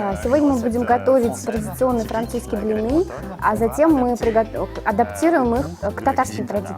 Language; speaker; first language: Russian; native; Russian